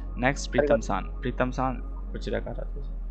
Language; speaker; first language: Japanese; non-native, fluent; Hindi